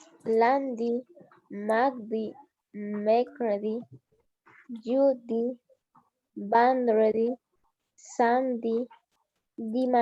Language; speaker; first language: French; non-native, learner; Spanish